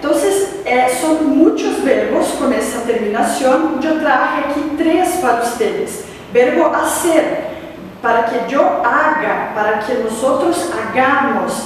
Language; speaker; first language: Spanish; non-native, fluent; Portuguese